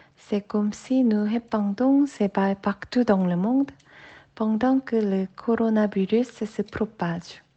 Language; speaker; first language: French; non-native, fluent; Korean